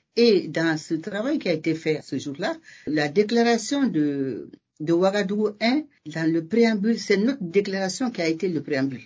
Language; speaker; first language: French; non-native, local second language; Bambara